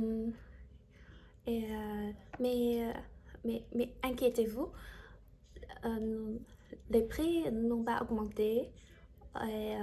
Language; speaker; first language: French; non-native, learner; Chinese